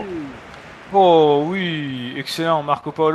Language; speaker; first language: French; native; French